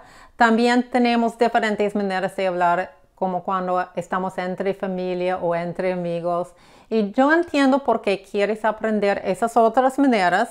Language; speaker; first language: Spanish; non-native, fluent; English